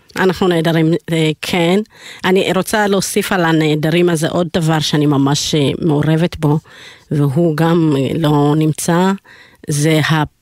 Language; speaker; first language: Hebrew; early bilingual, other home language; Amharic